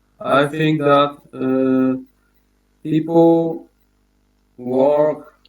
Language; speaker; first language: English; non-native, learner; Polish